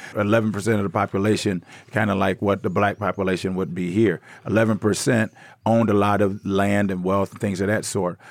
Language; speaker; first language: English; native; English